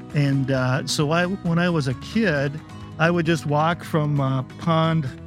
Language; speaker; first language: English; native; English